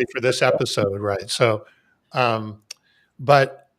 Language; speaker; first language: English; native; English